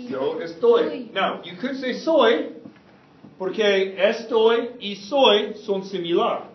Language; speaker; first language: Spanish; non-native, fluent; English